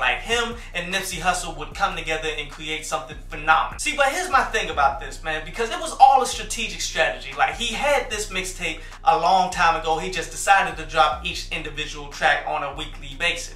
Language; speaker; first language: English; native; English